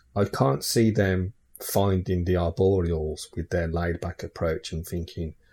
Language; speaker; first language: English; native; English